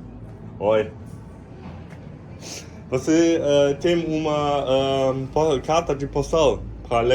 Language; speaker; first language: Portuguese; non-native, learner; German